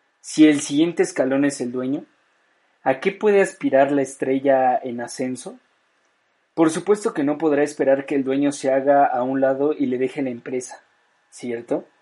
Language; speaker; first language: Spanish; native; Spanish